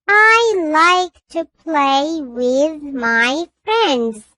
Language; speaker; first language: English; non-native, learner; Urdu